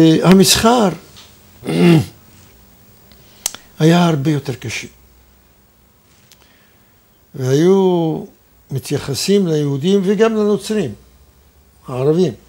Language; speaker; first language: Hebrew; non-native, fluent; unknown